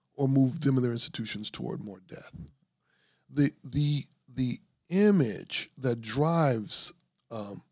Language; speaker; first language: English; native; English